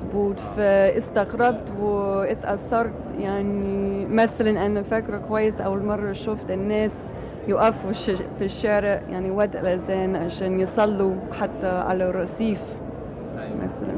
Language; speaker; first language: Arabic; non-native, fluent; English